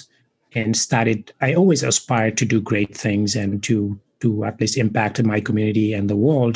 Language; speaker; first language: English; non-native, fluent; Wolof